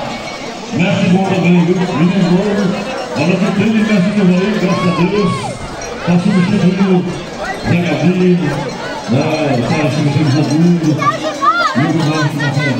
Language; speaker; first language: Portuguese; native; Portuguese